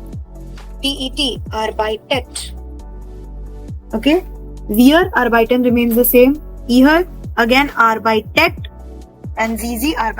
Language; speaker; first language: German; non-native, fluent; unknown